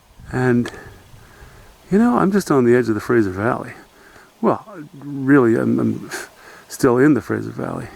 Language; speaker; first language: English; native; English